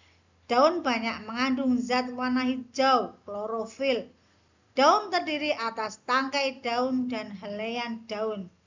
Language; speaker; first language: Indonesian; native; Indonesian